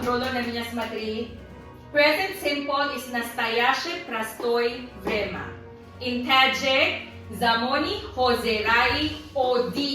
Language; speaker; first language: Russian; non-native, learner; Tajik